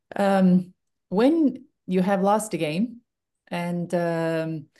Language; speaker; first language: English; non-native, fluent; Estonian